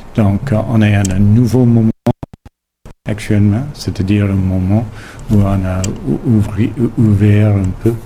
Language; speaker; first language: French; non-native, local second language; English